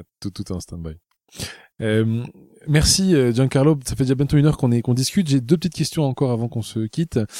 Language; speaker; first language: French; native; French